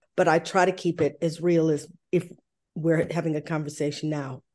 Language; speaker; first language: English; early bilingual, other home language; German